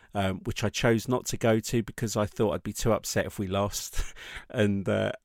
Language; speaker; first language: English; native; English